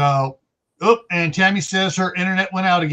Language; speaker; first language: English; native; English